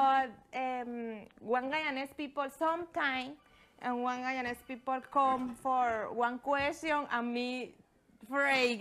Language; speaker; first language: English; non-native, learner; Spanish